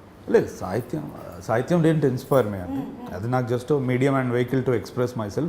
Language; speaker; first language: Telugu; native; Telugu